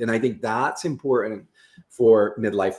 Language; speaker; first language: English; native; English